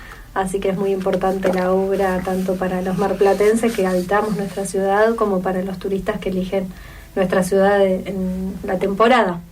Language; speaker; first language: Spanish; native; Spanish